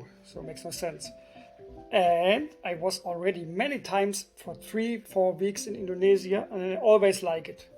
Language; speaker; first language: English; non-native, fluent; German